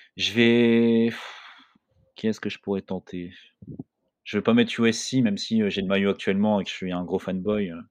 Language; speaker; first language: French; native; French